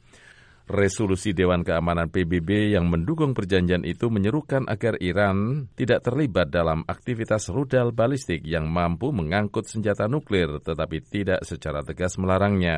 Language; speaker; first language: Indonesian; native; Indonesian